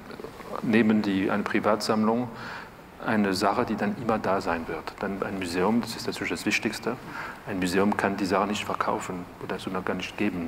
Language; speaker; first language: German; non-native, fluent; French